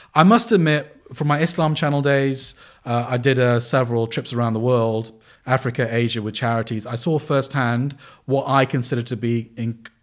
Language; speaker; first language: English; native; English